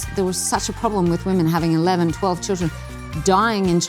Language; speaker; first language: English; native; English